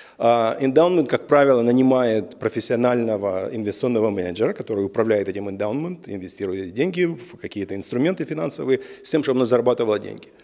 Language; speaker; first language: Russian; native; Russian